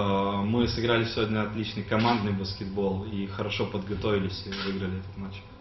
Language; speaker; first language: Russian; native; Russian